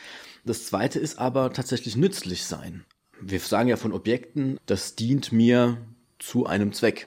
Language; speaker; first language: German; native; German